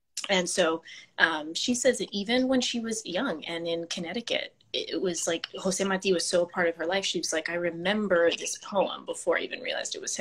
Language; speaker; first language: English; early bilingual, other home language; Spanish